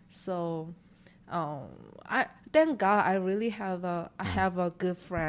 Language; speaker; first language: English; non-native, learner; Korean